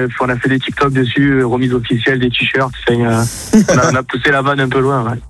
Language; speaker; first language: French; native; French